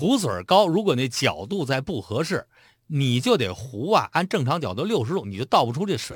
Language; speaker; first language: Chinese; native; Chinese